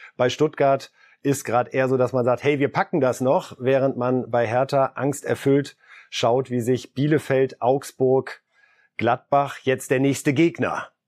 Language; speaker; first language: German; native; German